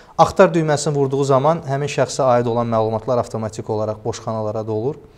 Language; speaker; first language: Azerbaijani; native; Azerbaijani